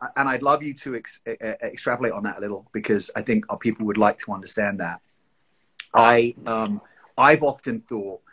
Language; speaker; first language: English; native; English